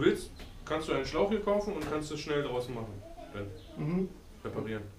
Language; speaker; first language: German; native; German